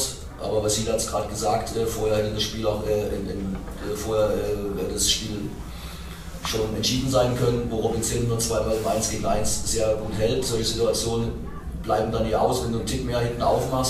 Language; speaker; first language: German; native; German